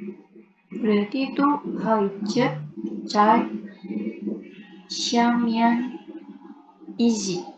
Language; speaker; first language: Chinese; non-native, learner; Indonesian